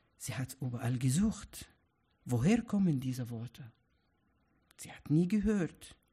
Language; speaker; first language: German; non-native, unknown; Arabic